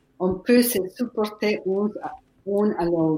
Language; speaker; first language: French; non-native, fluent; Spanish